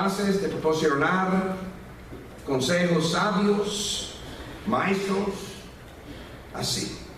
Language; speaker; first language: Spanish; non-native, fluent; English